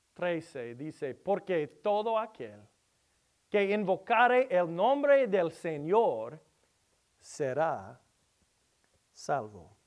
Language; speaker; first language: Spanish; non-native, learner; English